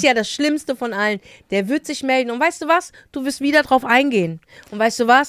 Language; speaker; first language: German; native; German